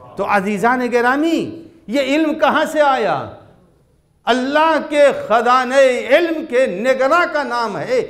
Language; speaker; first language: Urdu; native; Urdu